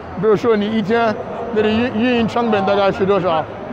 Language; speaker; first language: Chinese; non-native, fluent; English